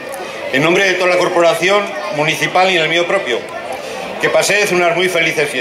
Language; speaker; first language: Spanish; native; Spanish